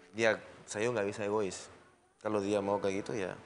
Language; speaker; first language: Indonesian; non-native, learner; Spanish